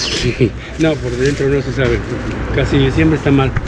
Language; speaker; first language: Spanish; native; Spanish